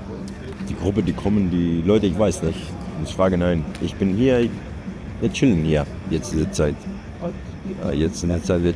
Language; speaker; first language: German; non-native, learner; Greek